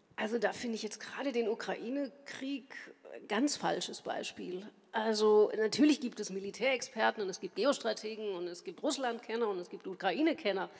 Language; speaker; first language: German; native; German